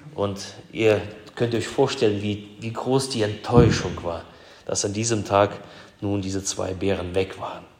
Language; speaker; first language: German; early bilingual, other home language; Russian